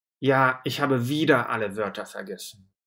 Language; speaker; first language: German; non-native, fluent; Russian